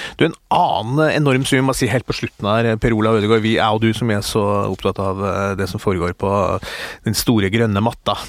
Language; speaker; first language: Norwegian; native; Norwegian